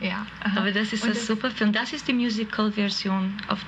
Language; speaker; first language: German; non-native, fluent; Hungarian